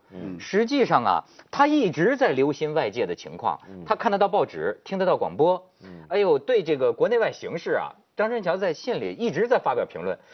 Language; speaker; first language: Chinese; native; Chinese